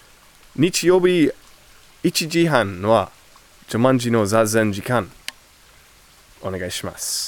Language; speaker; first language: Japanese; non-native, learner; English